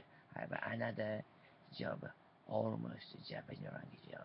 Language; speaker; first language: English; non-native, learner; Japanese